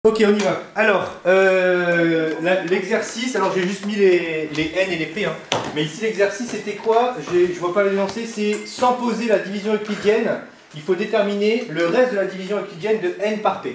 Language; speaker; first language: French; native; French